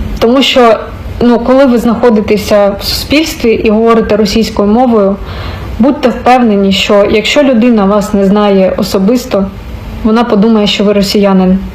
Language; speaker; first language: Ukrainian; non-native, local second language; Russian